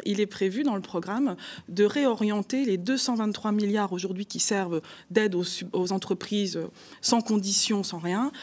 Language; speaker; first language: French; native; French